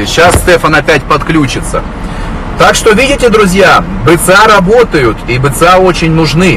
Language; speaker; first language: Russian; native; Russian